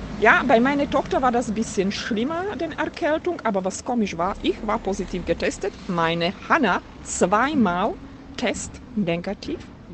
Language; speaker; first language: German; non-native, fluent; Slovak